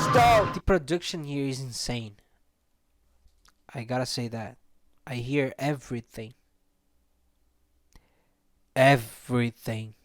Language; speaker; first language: English; non-native, fluent; Portuguese